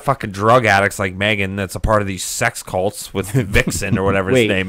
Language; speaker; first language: English; native; English